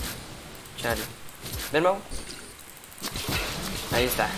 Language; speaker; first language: Spanish; native; Spanish